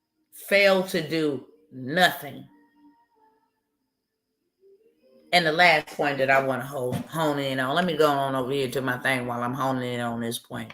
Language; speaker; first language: English; native; English